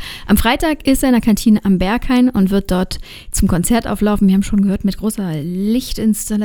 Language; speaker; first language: German; native; German